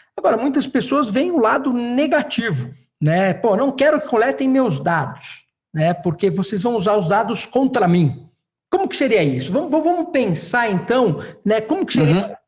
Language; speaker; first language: Portuguese; native; Portuguese